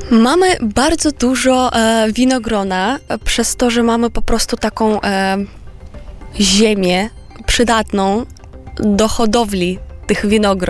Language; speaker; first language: Polish; non-native, fluent; Romanian